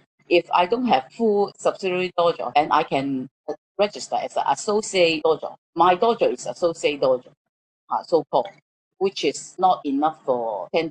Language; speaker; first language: English; non-native, local second language; Cantonese